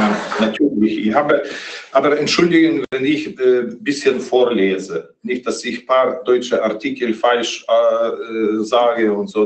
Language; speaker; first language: German; non-native, fluent; Ukrainian